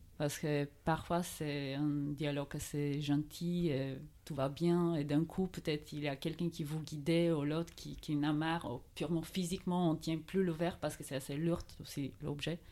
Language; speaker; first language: French; non-native, fluent; Bulgarian